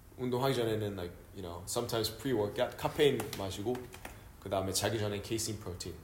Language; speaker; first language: Korean; early bilingual, heritage; Korean